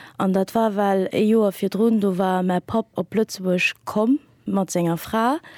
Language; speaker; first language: Luxembourgish; early bilingual, other home language; Kabuverdianu